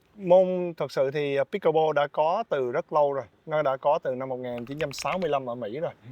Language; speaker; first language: Vietnamese; native; Vietnamese